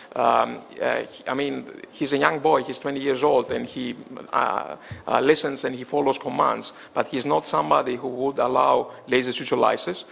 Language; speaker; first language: English; non-native, fluent; Greek